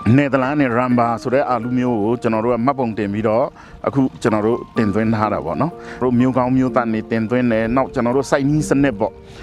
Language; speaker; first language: Burmese; non-native, local second language; Pa'o Karen